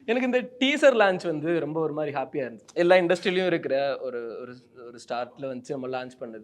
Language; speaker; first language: Tamil; native; Tamil